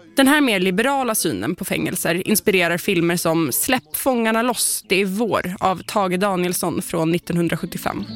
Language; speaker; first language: Swedish; native; Swedish